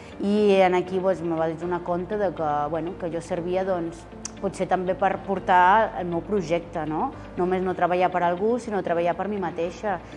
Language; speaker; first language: Catalan; non-native, fluent; Spanish